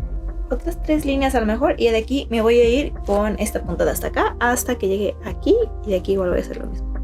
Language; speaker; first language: Spanish; native; Spanish